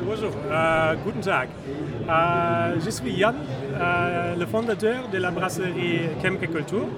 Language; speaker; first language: French; non-native, learner; German